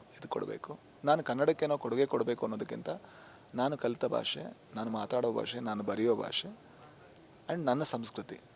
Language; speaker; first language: Kannada; non-native, local second language; Tulu